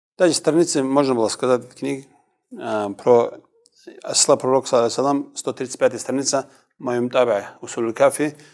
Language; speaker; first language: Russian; non-native, local second language; Kumyk